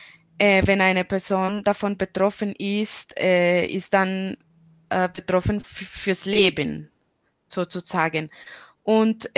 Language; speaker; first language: German; non-native, fluent; Spanish